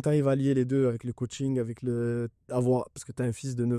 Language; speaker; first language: French; native; French